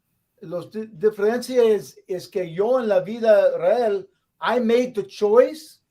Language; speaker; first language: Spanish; non-native, learner; English